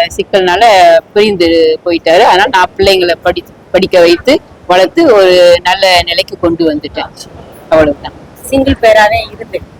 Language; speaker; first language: Tamil; early bilingual, heritage; Tamil